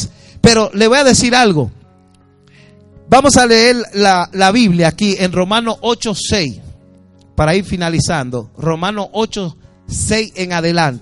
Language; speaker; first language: Spanish; native; Spanish